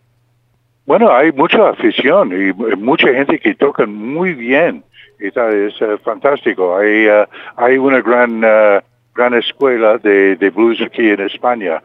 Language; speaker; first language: Spanish; non-native, fluent; English